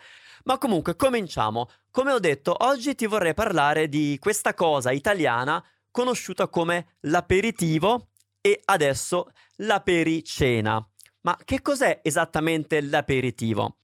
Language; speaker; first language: Italian; native; Italian